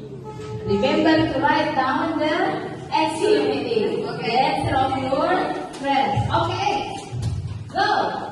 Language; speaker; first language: English; non-native, learner; Indonesian